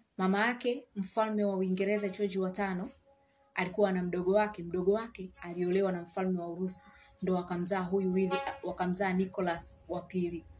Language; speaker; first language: Swahili; native; Swahili